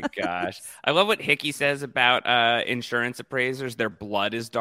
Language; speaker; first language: English; native; English